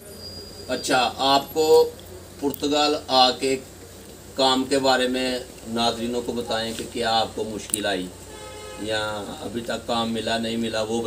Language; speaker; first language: Hindi; native; Hindi